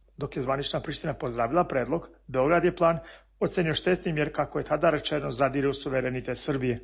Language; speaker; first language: Serbian; non-native, local second language; Albanian